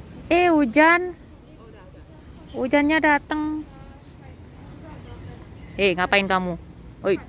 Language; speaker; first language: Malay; non-native, local second language; Javanese